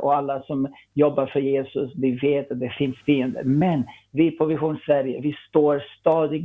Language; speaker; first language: Swedish; non-native, fluent; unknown